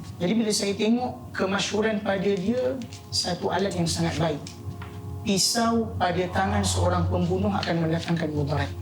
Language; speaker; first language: Malay; native; Malay